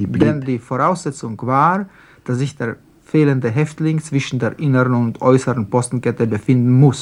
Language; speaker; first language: German; non-native, fluent; Slovak